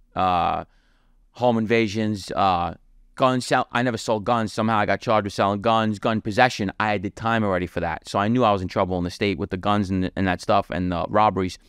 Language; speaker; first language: English; native; English